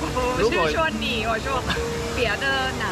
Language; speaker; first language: Chinese; non-native, fluent; Thai